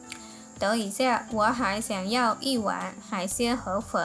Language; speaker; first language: Chinese; non-native, fluent; Khmer